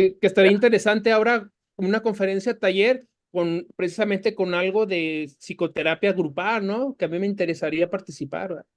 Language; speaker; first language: Spanish; native; Spanish